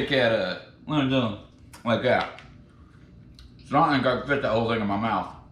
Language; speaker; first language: English; native; English